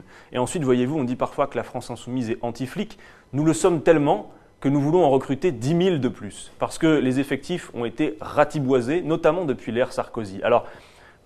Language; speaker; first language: French; native; French